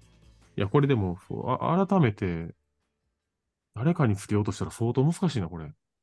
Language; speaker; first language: Japanese; native; Japanese